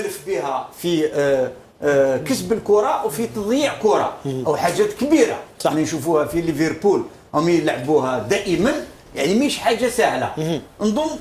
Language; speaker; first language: Arabic; native; Arabic